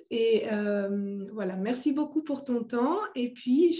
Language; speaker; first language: French; native; French